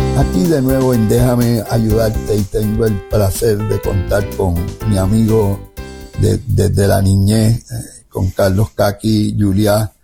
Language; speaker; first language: Spanish; native; Spanish